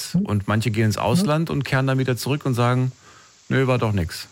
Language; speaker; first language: German; native; German